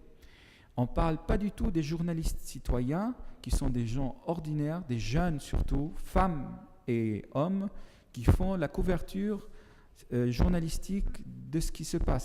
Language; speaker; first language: French; non-native, fluent; Arabic